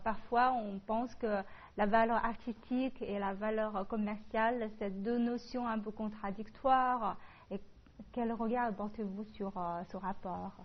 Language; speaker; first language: French; non-native, fluent; Chinese